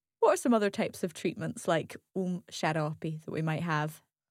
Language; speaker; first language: English; native; English